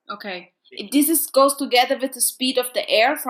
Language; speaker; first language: English; non-native, fluent; German